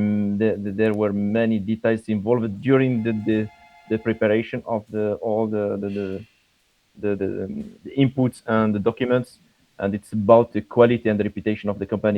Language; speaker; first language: English; non-native, fluent; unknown